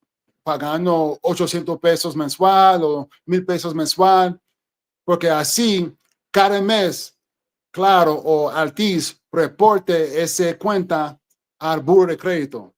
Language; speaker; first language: Spanish; non-native, fluent; English